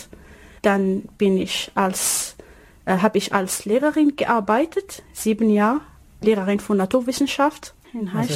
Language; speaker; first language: German; non-native, learner; Arabic